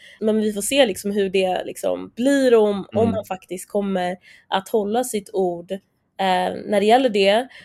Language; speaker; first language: Swedish; native; Swedish